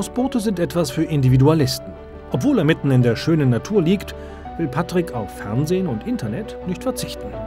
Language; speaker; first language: German; native; German